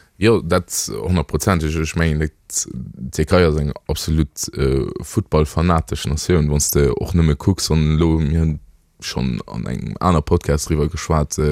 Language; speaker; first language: Luxembourgish; native; Luxembourgish